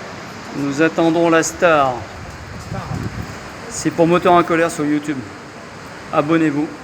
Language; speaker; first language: French; native; French